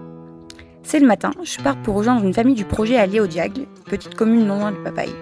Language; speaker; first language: French; native; French